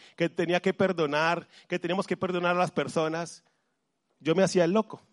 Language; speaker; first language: Spanish; native; Spanish